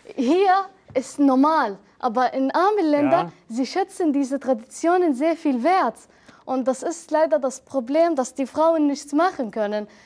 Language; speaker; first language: German; non-native, fluent; Arabic